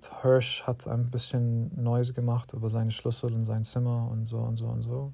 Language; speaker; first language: German; non-native, fluent; Arabic